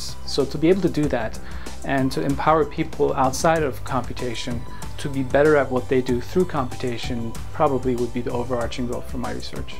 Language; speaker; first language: English; non-native, fluent; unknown